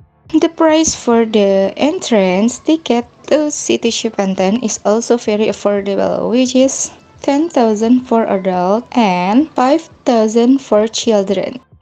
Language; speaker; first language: English; non-native, learner; Indonesian